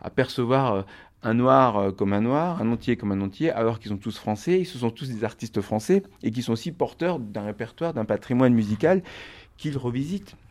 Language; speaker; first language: French; native; French